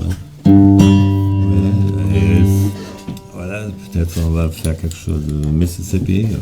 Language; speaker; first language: French; non-native, fluent; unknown